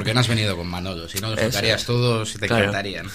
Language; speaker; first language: Spanish; native; Spanish